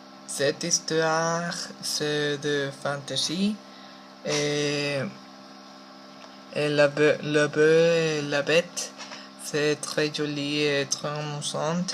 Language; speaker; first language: French; non-native, learner; Spanish